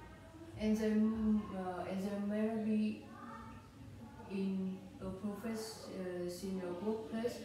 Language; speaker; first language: English; non-native, learner; Vietnamese